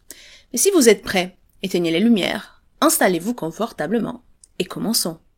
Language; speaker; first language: French; native; French